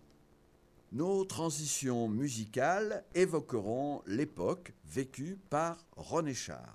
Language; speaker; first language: French; native; French